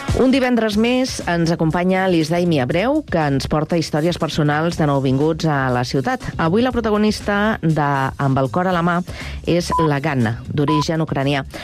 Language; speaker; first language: Catalan; native; Catalan